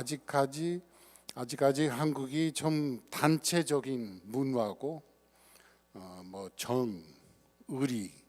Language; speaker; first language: Korean; non-native, fluent; English